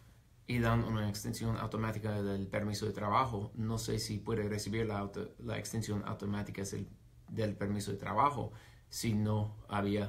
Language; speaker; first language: Spanish; non-native, fluent; English